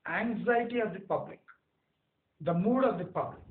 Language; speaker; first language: English; non-native, local second language; Telugu